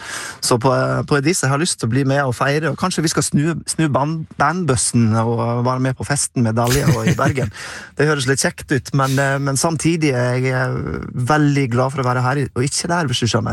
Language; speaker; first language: Norwegian; non-native, fluent; English